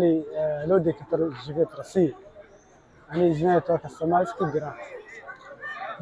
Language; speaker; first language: Russian; non-native, learner; Somali